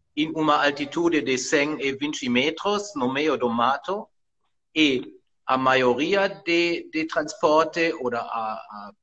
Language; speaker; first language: Portuguese; non-native, learner; German